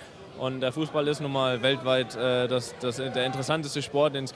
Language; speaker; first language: German; native; German